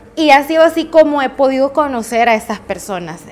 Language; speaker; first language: Spanish; native; Spanish